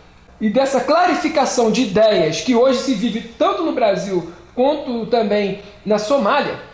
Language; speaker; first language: Portuguese; native; Portuguese